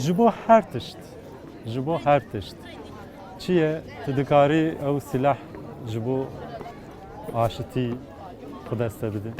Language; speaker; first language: Kurdish; non-native, local second language; Zaza